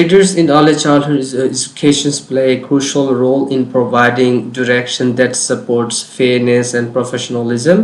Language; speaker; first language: English; non-native, local second language; Bangla